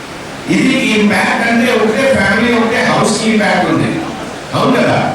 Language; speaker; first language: Telugu; non-native, fluent; Hindi